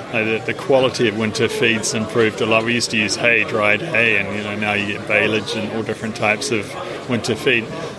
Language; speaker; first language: English; native; English